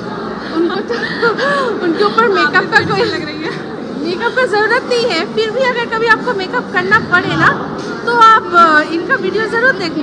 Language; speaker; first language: Hindi; non-native, local second language; Bangla